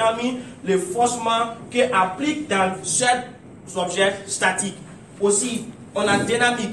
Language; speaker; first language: French; non-native, learner; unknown